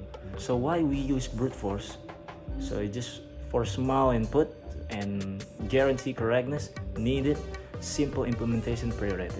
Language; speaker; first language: English; non-native, learner; Indonesian